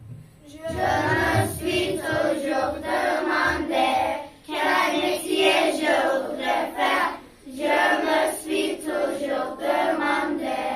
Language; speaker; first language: French; non-native, learner; Turkish